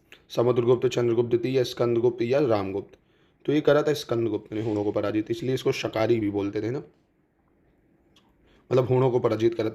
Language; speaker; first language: Hindi; native; Hindi